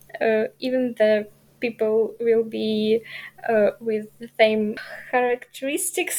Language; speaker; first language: English; non-native, learner; Ukrainian